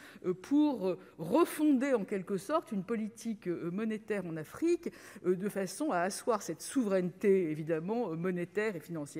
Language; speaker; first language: French; native; French